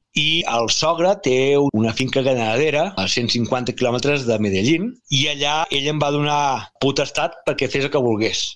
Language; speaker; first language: Catalan; native; Catalan